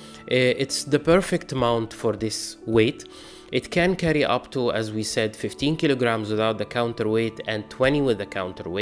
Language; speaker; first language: English; non-native, fluent; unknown